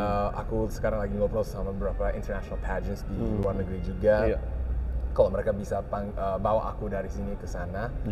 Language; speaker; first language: Indonesian; early bilingual, heritage; English